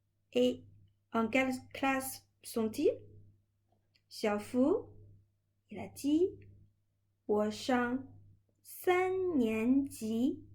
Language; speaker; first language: French; non-native, fluent; Chinese